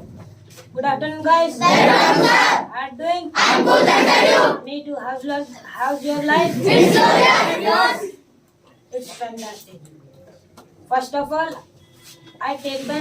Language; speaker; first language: English; non-native, learner; Hindi